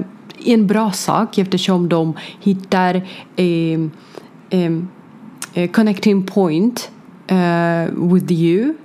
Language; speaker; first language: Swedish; non-native, learner; Ukrainian